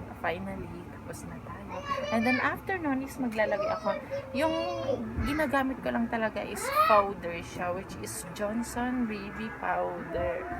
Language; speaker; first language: Filipino; native; Filipino